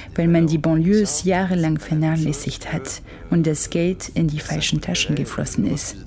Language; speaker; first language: German; non-native, fluent; French